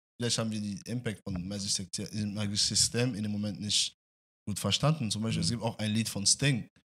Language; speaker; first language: German; non-native, fluent; French